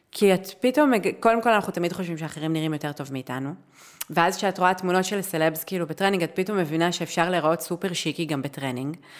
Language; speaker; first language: Hebrew; native; Hebrew